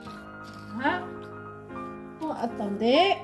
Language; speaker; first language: French; non-native, learner; Hmong